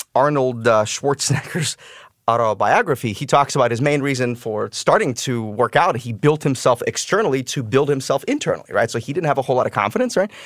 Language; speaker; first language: English; early bilingual, other home language; Russian